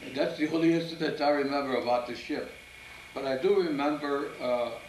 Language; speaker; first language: English; early bilingual, other home language; Italian